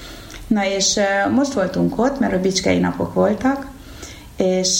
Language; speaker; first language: Hungarian; native; Hungarian